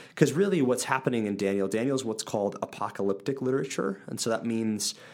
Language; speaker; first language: English; native; English